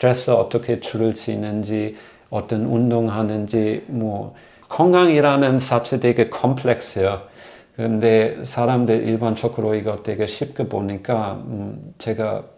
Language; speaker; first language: Korean; non-native, fluent; German